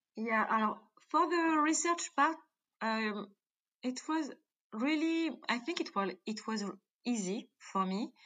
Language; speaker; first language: English; non-native, fluent; French